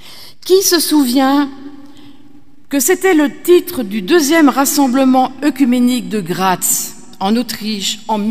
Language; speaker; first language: French; native; French